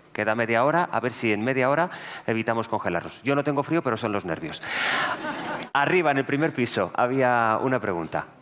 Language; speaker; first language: Spanish; native; Spanish